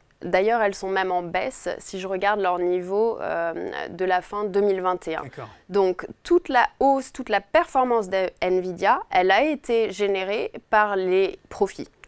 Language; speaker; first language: French; native; French